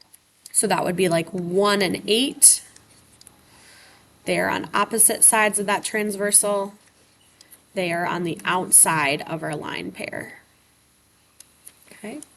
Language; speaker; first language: English; native; English